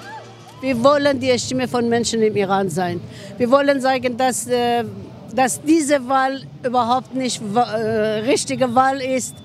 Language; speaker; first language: German; non-native, fluent; Persian